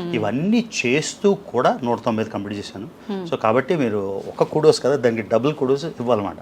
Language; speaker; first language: Telugu; native; Telugu